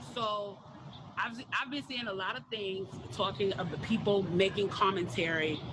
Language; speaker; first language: English; native; English